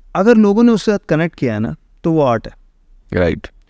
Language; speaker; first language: Hindi; native; Hindi